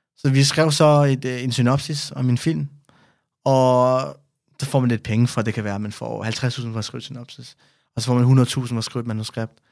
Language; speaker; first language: Danish; early bilingual, other home language; Persian